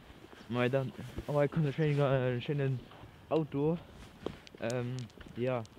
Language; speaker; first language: German; non-native, local second language; Luxembourgish